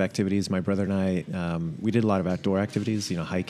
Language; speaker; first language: English; native; English